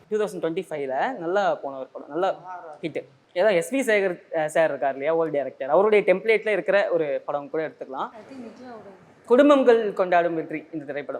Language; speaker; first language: Tamil; native; Tamil